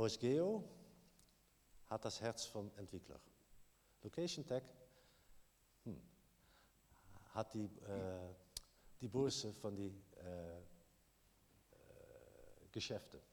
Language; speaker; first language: German; non-native, learner; Dutch